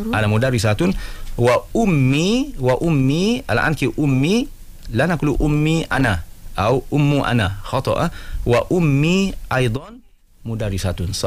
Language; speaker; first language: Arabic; non-native, fluent; Malay